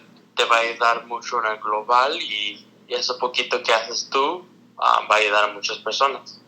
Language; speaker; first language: Spanish; early bilingual, heritage; Spanish